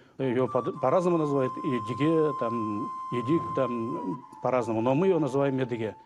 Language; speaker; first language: Russian; non-native, local second language; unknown